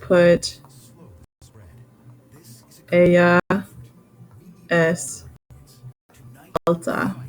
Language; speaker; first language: Spanish; non-native, fluent; English